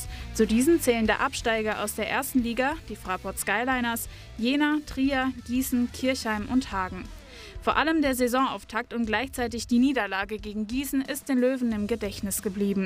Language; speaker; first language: German; native; German